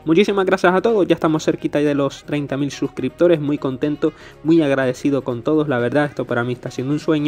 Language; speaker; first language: Spanish; native; Spanish